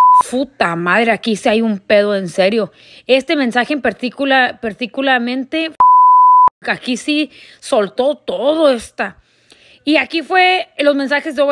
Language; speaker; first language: Spanish; early bilingual, heritage; Spanish